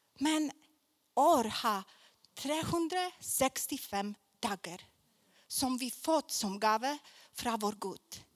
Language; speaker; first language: Swedish; non-native, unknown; Polish